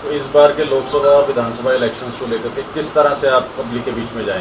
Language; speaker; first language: Hindi; native; Hindi